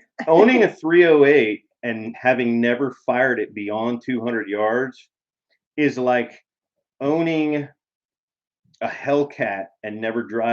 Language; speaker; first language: English; native; English